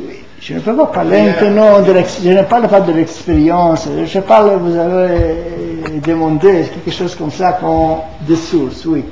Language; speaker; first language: French; non-native, fluent; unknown